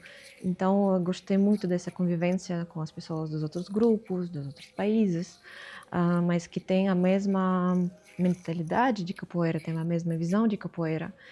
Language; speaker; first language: Portuguese; non-native, fluent; Russian